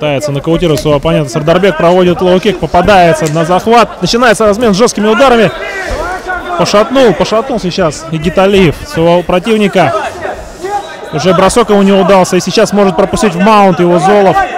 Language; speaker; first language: Russian; native; Russian